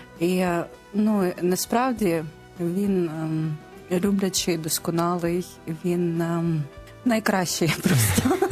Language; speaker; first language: Ukrainian; non-native, local second language; Russian